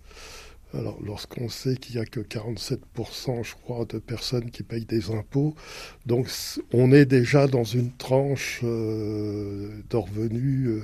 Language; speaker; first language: French; native; French